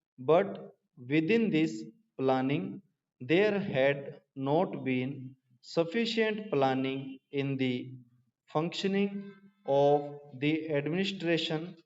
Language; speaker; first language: English; non-native, local second language; Hindi